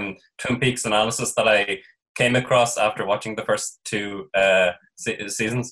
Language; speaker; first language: English; native; English